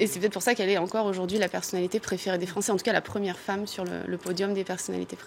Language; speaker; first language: French; native; French